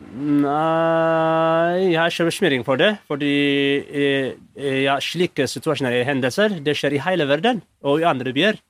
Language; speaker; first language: Norwegian; non-native, fluent; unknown